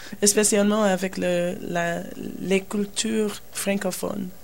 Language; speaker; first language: French; non-native, learner; English